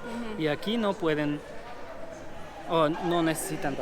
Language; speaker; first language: Spanish; non-native, learner; German